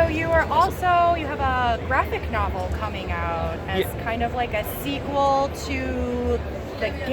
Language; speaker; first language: English; native; English